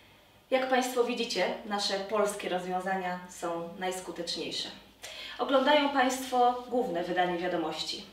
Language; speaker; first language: Polish; native; Polish